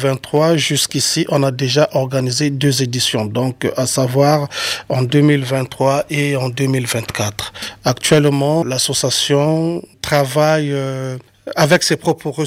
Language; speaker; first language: French; non-native, local second language; Kongo